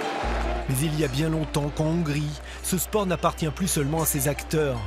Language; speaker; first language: French; native; French